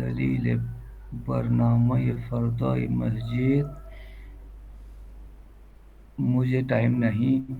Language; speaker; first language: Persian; non-native, learner; Urdu